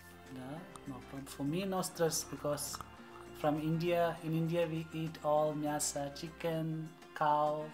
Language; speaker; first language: English; non-native, local second language; Malayalam